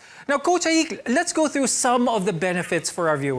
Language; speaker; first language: English; non-native, local second language; Filipino